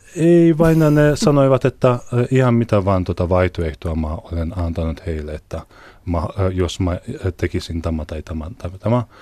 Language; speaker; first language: Finnish; non-native, fluent; Hungarian